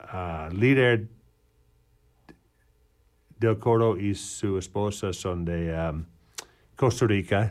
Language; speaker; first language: Spanish; non-native, learner; English